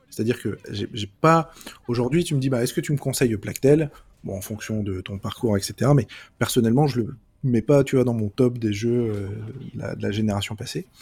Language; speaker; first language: French; native; French